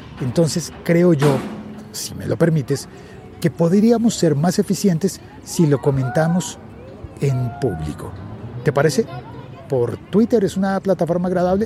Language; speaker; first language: Spanish; native; Spanish